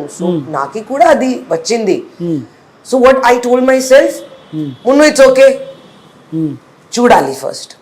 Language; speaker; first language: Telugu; non-native, learner; Hindi